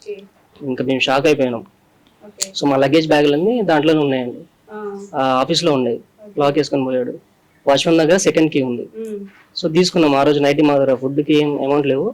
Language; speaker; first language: Telugu; native; Telugu